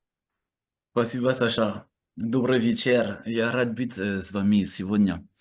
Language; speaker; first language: Russian; non-native, learner; French